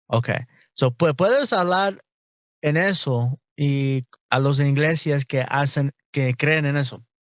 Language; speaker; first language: Spanish; non-native, learner; English